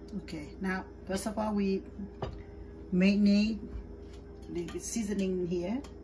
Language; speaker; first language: English; non-native, learner; Vietnamese